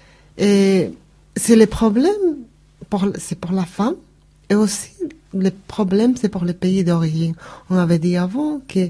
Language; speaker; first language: French; non-native, learner; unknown